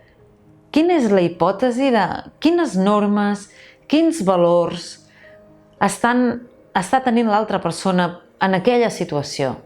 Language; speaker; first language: Catalan; native; Catalan